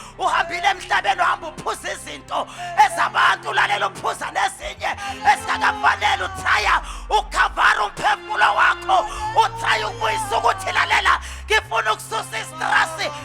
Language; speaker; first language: Zulu; native; Zulu